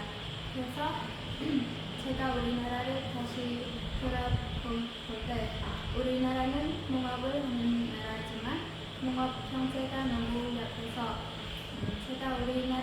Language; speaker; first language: Korean; non-native, fluent; Khmer